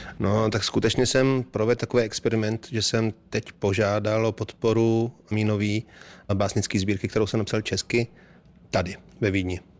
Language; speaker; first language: Czech; early bilingual, heritage; Czech